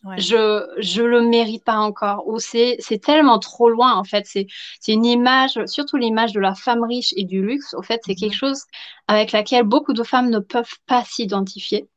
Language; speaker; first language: French; non-native, fluent; German